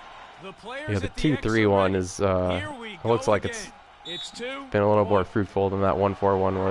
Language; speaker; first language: English; native; English